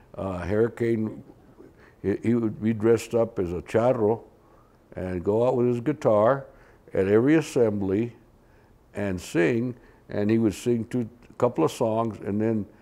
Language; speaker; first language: English; native; English